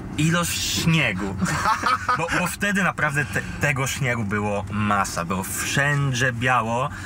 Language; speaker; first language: Polish; non-native, fluent; Italian